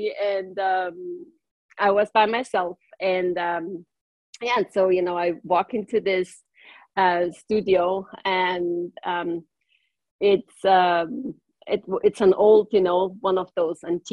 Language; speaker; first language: English; non-native, fluent; German